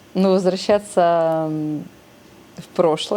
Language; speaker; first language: Russian; native; Russian